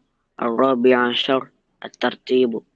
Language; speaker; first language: Arabic; non-native, learner; Indonesian